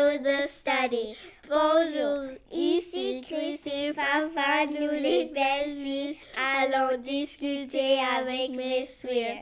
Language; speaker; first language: French; non-native, learner; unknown